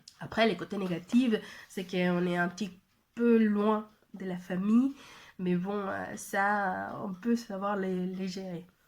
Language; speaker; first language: French; non-native, fluent; Spanish